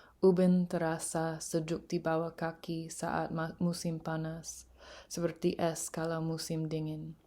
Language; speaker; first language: Indonesian; early bilingual, heritage; English